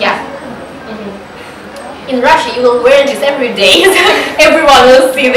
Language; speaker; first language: English; non-native, learner; Russian